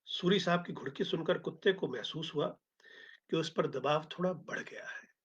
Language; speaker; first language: Hindi; native; Hindi